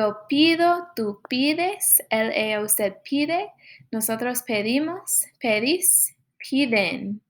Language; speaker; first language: Spanish; non-native, fluent; English